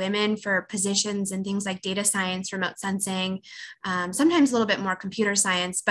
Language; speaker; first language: English; native; English